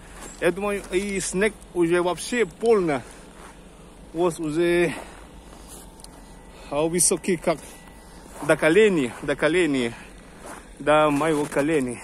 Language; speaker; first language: Russian; non-native, learner; Indonesian